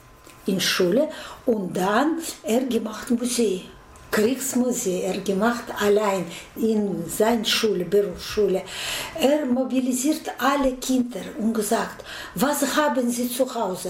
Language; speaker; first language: German; non-native, learner; Russian